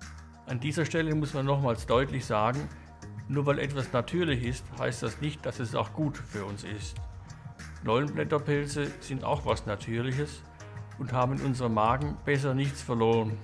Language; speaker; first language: German; native; German